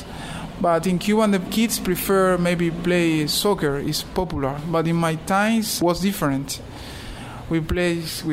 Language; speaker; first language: English; non-native, learner; Spanish